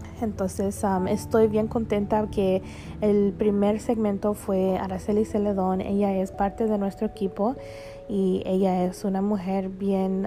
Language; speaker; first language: Spanish; early bilingual, heritage; Spanish